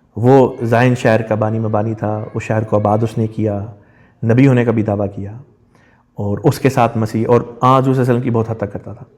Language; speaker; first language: Urdu; native; Urdu